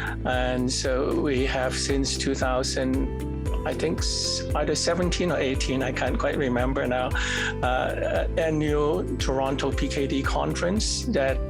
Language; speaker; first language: English; non-native, fluent; Cantonese